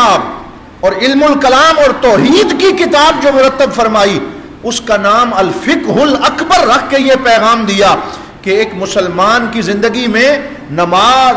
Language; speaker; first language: Urdu; native; Urdu